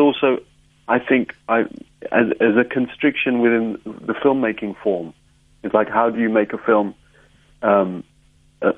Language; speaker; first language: English; native; English